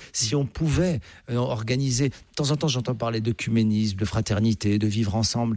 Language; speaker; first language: French; native; French